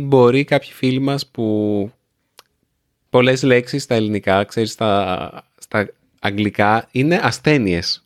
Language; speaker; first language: Greek; native; Greek